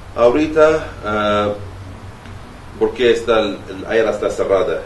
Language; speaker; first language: Spanish; non-native, learner; Arabic